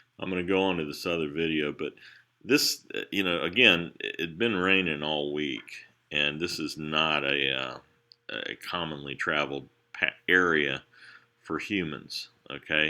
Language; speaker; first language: English; native; English